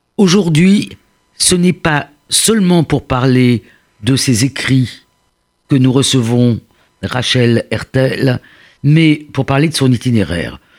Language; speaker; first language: French; native; French